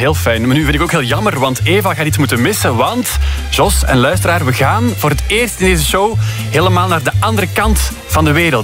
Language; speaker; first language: Dutch; native; Dutch